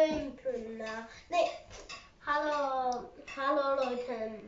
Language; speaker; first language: German; early bilingual, other home language; Urdu